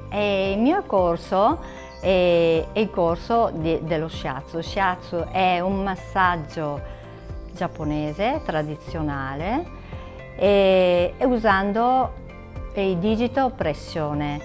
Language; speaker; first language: Italian; non-native, fluent; Japanese